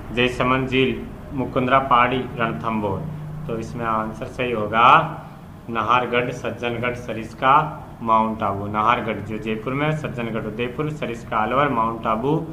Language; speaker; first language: Hindi; native; Hindi